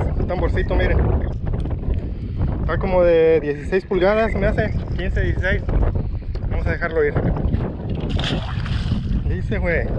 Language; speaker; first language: Spanish; native; Spanish